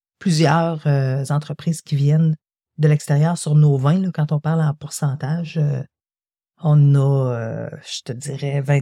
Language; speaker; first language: French; native; French